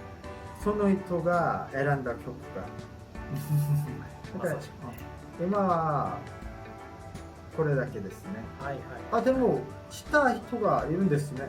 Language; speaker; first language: Japanese; non-native, learner; Korean